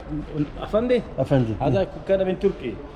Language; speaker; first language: Arabic; non-native, learner; Uzbek